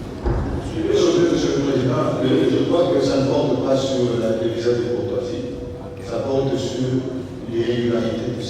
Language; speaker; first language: French; non-native, local second language; Lingala